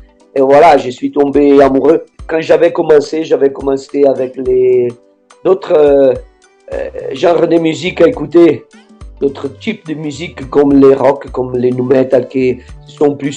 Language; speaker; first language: French; non-native, fluent; Italian